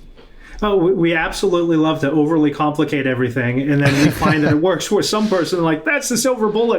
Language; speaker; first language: English; native; English